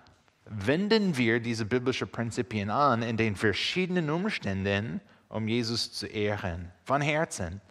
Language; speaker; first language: German; non-native, fluent; English